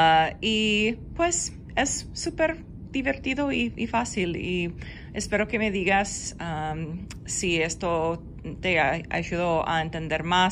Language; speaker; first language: Spanish; non-native, fluent; English